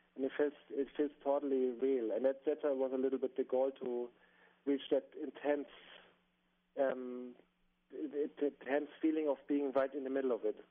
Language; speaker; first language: English; non-native, fluent; German